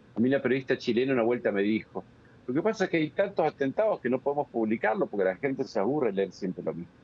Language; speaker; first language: Spanish; native; Spanish